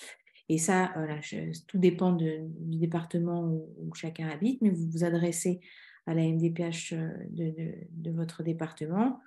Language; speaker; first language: French; native; French